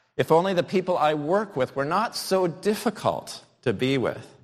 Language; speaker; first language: English; native; English